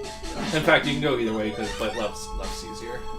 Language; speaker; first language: English; native; English